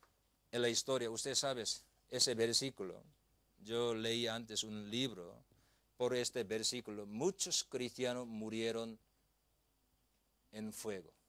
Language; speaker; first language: Spanish; non-native, learner; Korean